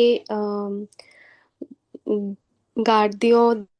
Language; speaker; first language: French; non-native, learner; Hindi